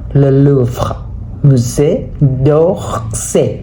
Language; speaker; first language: French; non-native, fluent; Thai